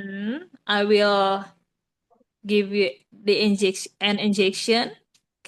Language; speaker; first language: English; non-native, learner; Indonesian